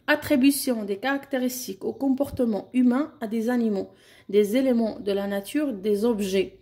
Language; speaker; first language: French; non-native, local second language; Arabic